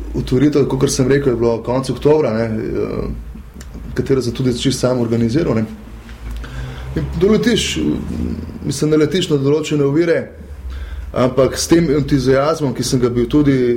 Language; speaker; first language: Slovenian; native; Slovenian